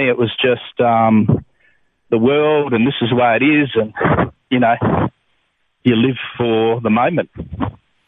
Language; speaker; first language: English; native; English